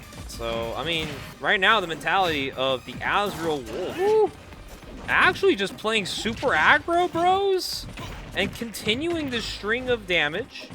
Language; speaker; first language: English; native; English